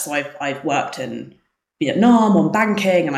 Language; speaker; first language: English; native; English